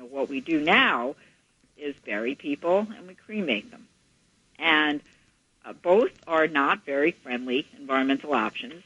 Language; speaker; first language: English; native; English